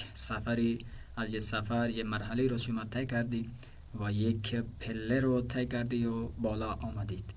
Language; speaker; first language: Persian; non-native, fluent; Urdu